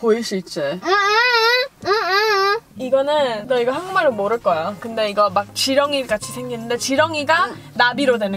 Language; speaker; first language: Korean; early bilingual, heritage; English